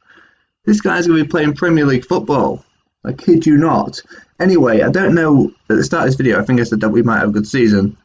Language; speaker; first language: English; native; English